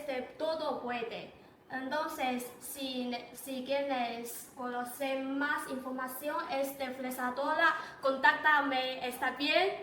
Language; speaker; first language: Spanish; non-native, learner; Chinese